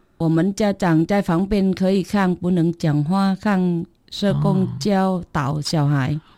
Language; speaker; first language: Chinese; non-native, learner; Vietnamese